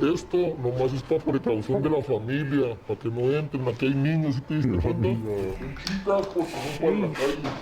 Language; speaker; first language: Spanish; native; Spanish